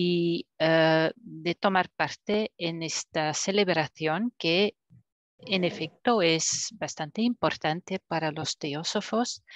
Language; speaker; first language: Spanish; non-native, fluent; French